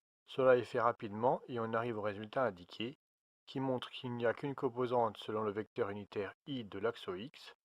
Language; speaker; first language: French; native; French